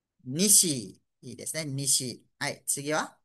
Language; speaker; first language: Japanese; non-native, fluent; Malay